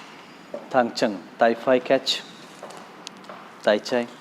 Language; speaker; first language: Vietnamese; non-native, learner; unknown